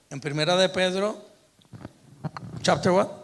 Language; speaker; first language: Spanish; native; Spanish